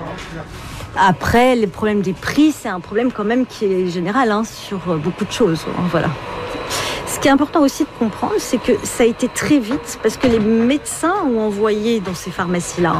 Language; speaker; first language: French; native; French